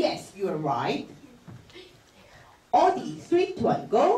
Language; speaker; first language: English; non-native, fluent; Korean